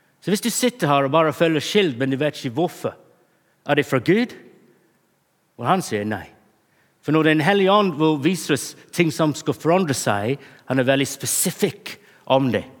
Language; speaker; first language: Norwegian; non-native, fluent; English